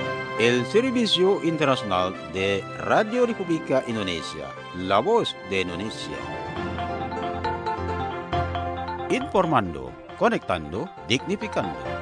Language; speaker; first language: Spanish; non-native, fluent; Indonesian